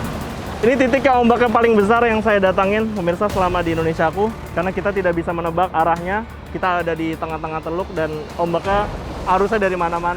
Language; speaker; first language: Indonesian; native; Indonesian